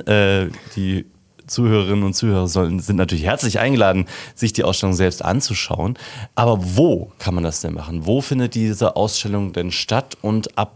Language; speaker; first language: German; native; German